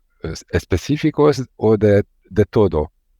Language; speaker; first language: Spanish; non-native, learner; Hungarian